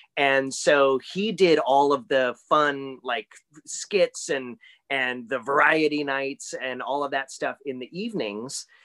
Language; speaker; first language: English; native; English